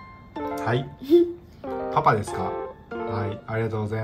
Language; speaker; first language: Japanese; native; Japanese